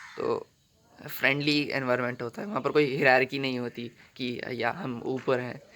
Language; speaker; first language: Hindi; native; Hindi